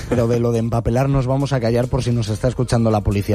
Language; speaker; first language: Spanish; native; Spanish